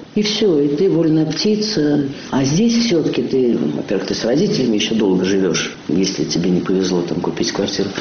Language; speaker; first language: Russian; native; Russian